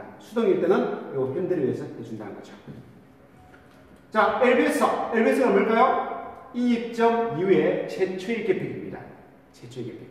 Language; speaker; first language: Korean; native; Korean